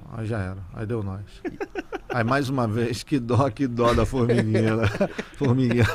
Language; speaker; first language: Portuguese; native; Portuguese